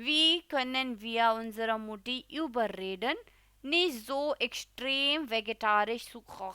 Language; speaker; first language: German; non-native, fluent; Hindi